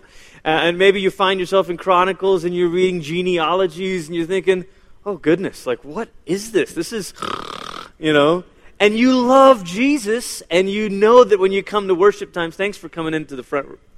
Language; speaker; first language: English; native; English